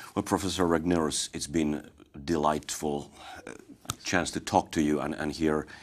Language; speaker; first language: English; non-native, fluent; Finnish